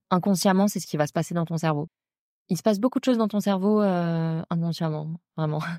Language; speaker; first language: French; native; French